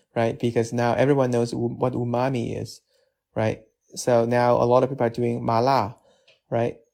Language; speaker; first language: English; non-native, fluent; Chinese